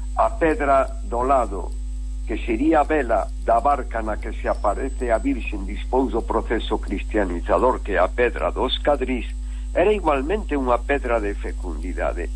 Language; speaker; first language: Galician; native; Galician